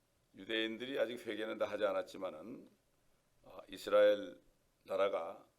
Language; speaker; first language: Korean; native; Korean